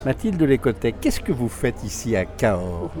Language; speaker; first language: French; native; French